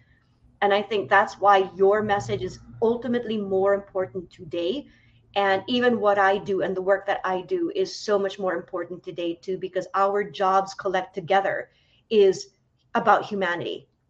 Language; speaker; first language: English; native; English